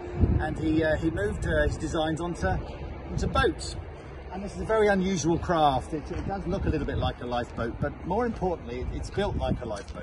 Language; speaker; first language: English; native; English